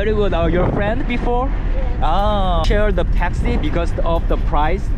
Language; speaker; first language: English; non-native, learner; Korean